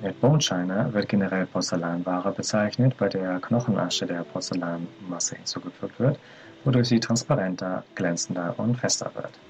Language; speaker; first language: German; native; German